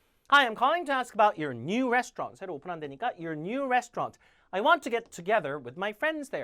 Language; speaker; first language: English; non-native, fluent; Korean